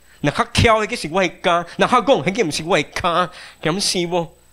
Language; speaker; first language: English; non-native, local second language; Min Nan Chinese